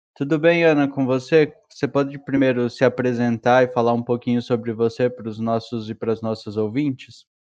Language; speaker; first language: Portuguese; native; Portuguese